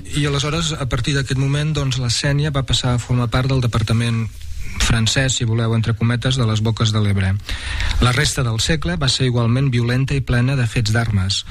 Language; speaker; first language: Catalan; native; Catalan